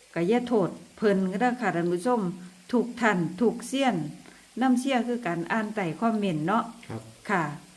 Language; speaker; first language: Thai; native; Thai